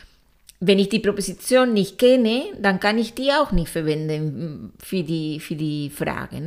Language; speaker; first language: German; non-native, fluent; Spanish